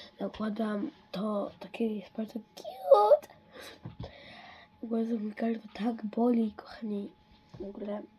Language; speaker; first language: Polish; early bilingual, heritage; Dutch